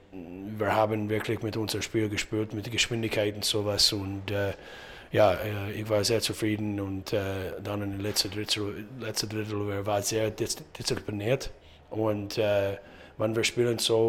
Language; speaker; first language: German; non-native, learner; English